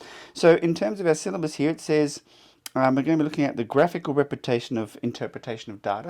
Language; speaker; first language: English; native; English